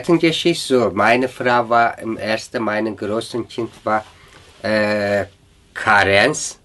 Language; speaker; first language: German; non-native, learner; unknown